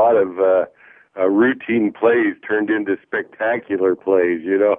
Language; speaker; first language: English; native; English